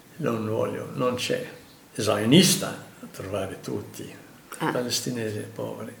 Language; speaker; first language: Italian; non-native, learner; Arabic